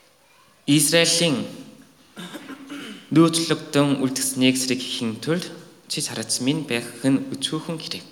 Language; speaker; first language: Mongolian; non-native, learner; Korean